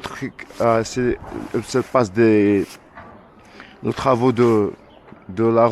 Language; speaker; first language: French; non-native, learner; Arabic